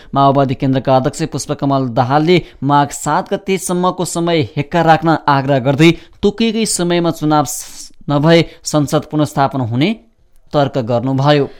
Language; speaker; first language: Nepali; native; Nepali